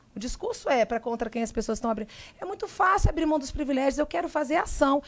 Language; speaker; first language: Portuguese; native; Portuguese